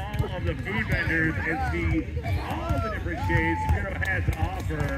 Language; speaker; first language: English; native; English